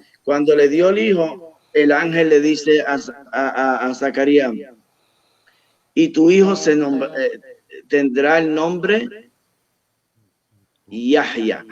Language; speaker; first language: Spanish; early bilingual, heritage; Spanish